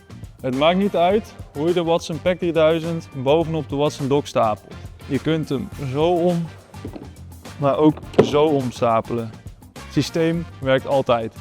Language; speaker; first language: Dutch; native; Dutch